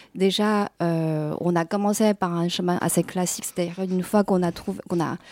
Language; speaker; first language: French; non-native, fluent; Chinese